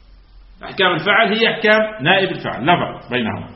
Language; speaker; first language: Arabic; native; Arabic